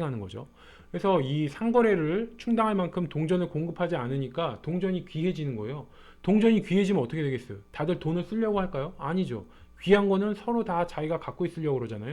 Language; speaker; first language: Korean; native; Korean